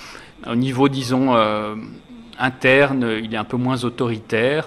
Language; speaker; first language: French; native; French